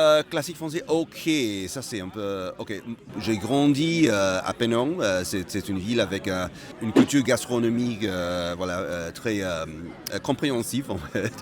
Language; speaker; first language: French; non-native, fluent; Malay